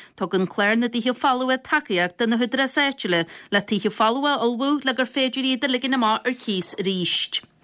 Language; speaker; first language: Irish; native; Irish